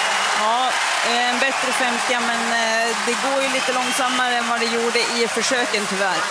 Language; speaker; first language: Swedish; native; Swedish